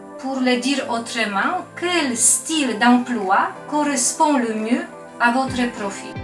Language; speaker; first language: French; non-native, fluent; Polish